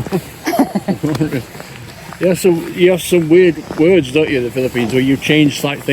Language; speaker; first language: English; native; English